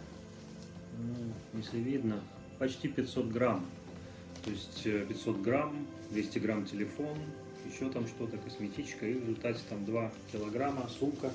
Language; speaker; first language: Russian; native; Russian